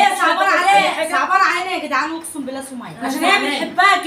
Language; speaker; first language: Arabic; native; Arabic